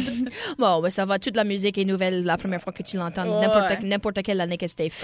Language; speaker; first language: French; non-native, local second language; English